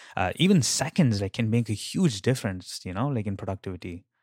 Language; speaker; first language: English; non-native, local second language; Tamil